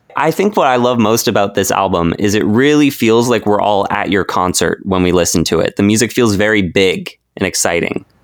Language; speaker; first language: English; native; English